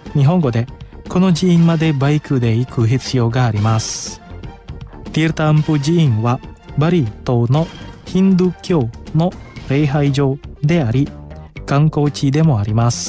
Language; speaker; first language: Japanese; non-native, fluent; Indonesian